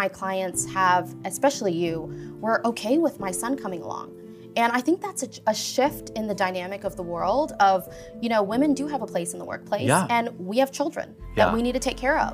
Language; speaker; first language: English; native; English